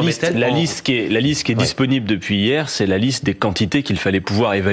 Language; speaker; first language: French; native; French